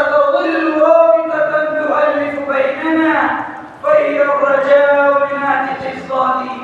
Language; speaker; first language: Arabic; non-native, learner; Urdu